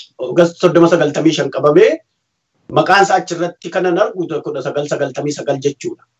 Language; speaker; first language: Oromo; native; Oromo